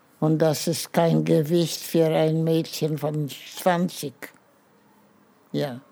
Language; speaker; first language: German; non-native, fluent; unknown